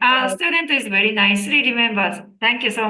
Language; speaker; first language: English; non-native, learner; Japanese